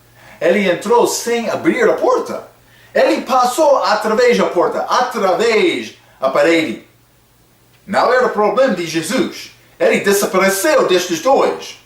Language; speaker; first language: Portuguese; non-native, fluent; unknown